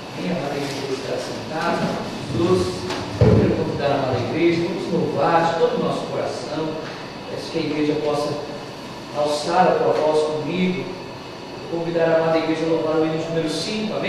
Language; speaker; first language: Portuguese; native; Portuguese